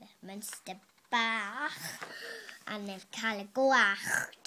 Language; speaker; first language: Welsh; non-native, local second language; English